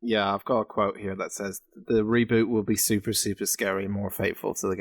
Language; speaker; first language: English; native; English